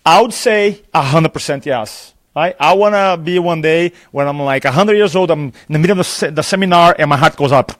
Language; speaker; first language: English; non-native, fluent; Portuguese